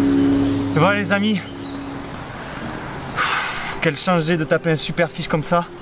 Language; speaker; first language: French; native; French